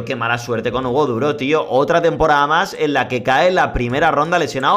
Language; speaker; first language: Spanish; native; Spanish